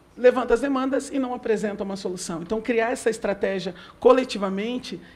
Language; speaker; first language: Portuguese; native; Portuguese